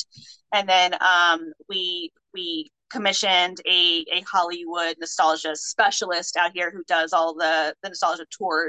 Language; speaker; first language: English; native; English